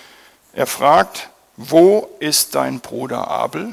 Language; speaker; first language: German; native; German